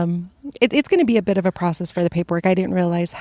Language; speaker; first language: English; native; English